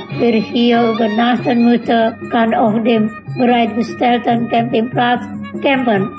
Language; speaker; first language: German; non-native, learner; Indonesian